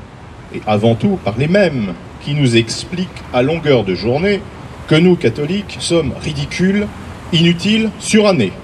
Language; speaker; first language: French; native; French